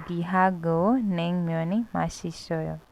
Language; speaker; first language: Korean; non-native, learner; Hindi